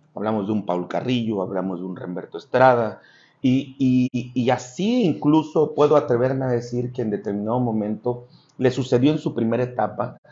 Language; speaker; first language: Spanish; native; Spanish